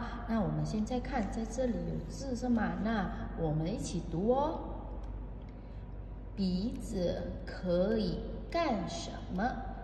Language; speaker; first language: Chinese; non-native, fluent; Indonesian